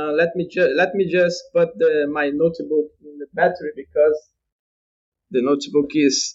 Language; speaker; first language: English; non-native, fluent; Portuguese